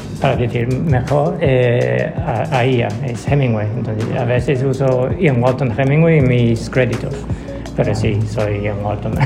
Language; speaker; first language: Spanish; non-native, learner; English